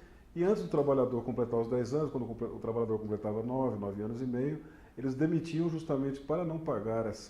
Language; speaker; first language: Portuguese; native; Portuguese